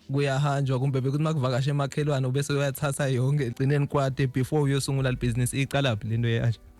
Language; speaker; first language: Zulu; native; Zulu